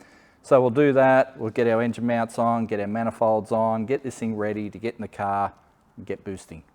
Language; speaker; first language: English; native; English